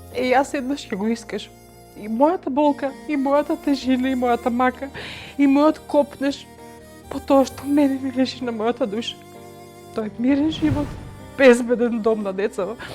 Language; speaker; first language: Macedonian; native; Macedonian